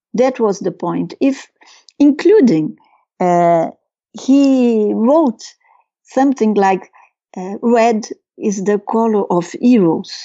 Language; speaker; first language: English; non-native, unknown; Portuguese